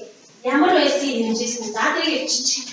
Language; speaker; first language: Mongolian; native; Mongolian